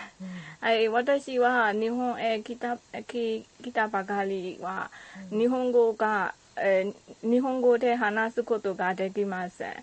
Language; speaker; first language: Japanese; non-native, learner; Burmese